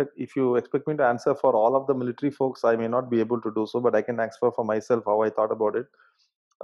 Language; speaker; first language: English; non-native, local second language; Tamil